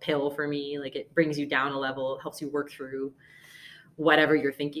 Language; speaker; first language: English; native; English